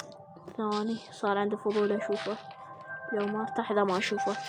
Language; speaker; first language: Arabic; native; Arabic